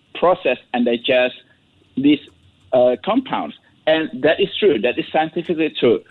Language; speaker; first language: English; non-native, fluent; Indonesian